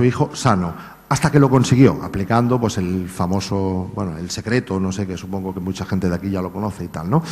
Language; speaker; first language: Spanish; native; Spanish